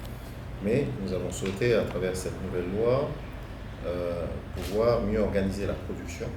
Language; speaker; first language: French; native; French